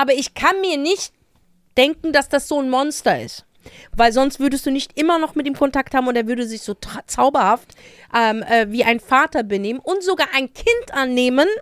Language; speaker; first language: German; native; German